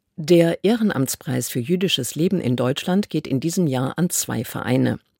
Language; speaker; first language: German; native; German